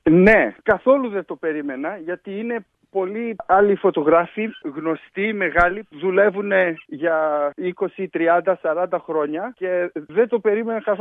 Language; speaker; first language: Greek; early bilingual, heritage; English